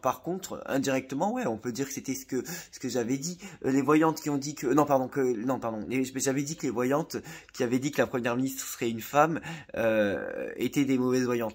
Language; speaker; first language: French; native; French